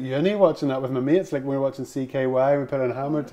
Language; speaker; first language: English; native; English